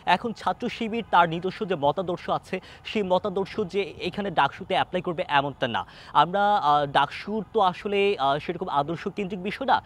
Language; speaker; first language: Bangla; non-native, local second language; Chakma